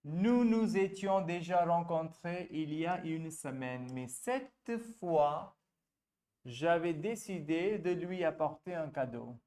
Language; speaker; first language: French; non-native, fluent; Hindi